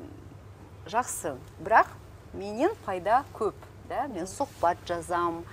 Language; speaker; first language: Kazakh; non-native, local second language; Russian